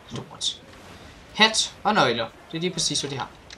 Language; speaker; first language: Danish; native; Danish